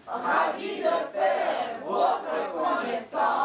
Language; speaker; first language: French; non-native, learner; Russian